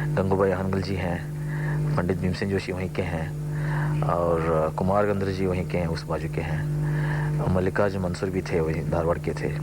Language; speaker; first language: Hindi; non-native, local second language; Kannada